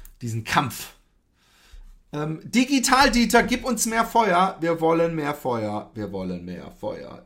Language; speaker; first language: German; early bilingual, other home language; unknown